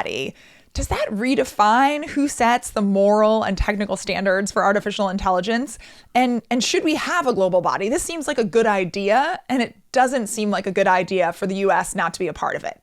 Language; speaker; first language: English; native; English